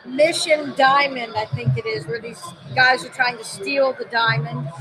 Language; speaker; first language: English; native; English